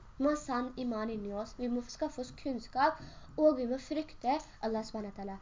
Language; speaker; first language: Norwegian; early bilingual, other home language; Urdu